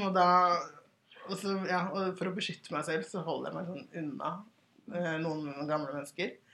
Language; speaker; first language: Norwegian; early bilingual, other home language; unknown